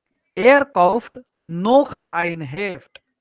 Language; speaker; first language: German; non-native, fluent; Marathi